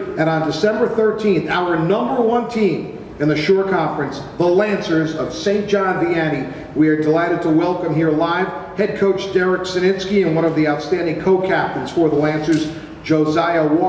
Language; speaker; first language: English; native; English